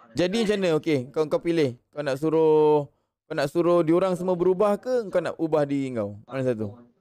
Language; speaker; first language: Malay; native; Malay